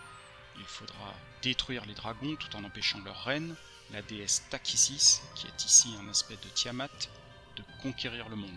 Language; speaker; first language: French; native; French